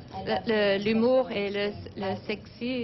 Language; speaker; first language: French; non-native, learner; English